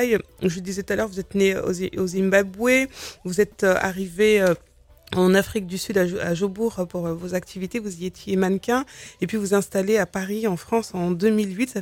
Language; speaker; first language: French; native; French